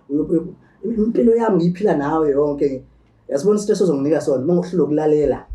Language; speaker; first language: Zulu; native; Zulu